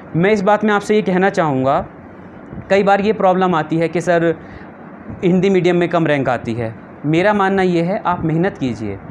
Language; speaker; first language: Hindi; native; Hindi